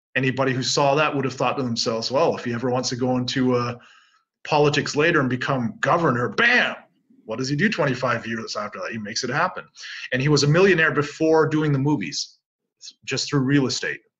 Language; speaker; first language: English; native; English